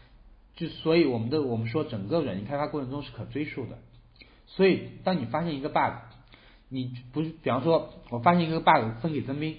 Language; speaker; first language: Chinese; native; Chinese